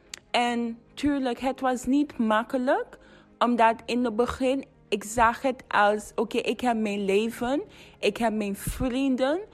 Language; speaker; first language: Dutch; non-native, fluent; English